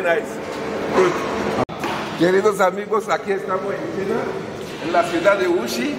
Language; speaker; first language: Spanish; non-native, learner; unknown